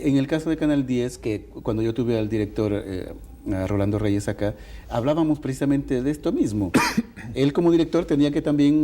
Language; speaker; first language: Spanish; native; Spanish